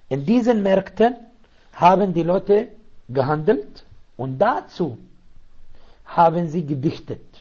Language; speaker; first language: German; non-native, fluent; Arabic